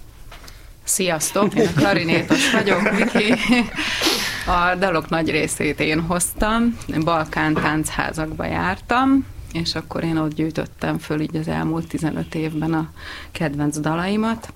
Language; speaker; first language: Hungarian; native; Hungarian